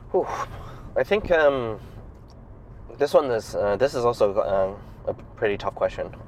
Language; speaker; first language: English; non-native, local second language; Cantonese